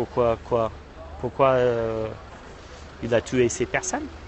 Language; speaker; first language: French; non-native, fluent; English